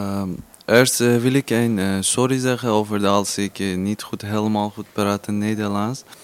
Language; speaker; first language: Dutch; non-native, learner; Persian